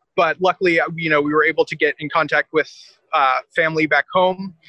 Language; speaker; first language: English; native; English